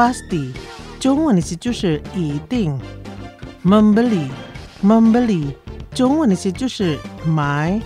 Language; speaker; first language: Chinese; early bilingual, heritage; Chinese